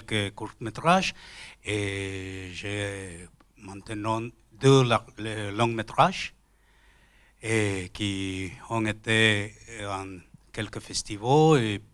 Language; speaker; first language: French; non-native, learner; Spanish